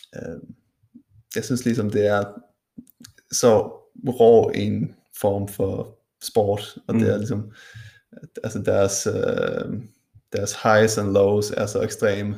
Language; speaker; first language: Danish; non-native, local second language; Faroese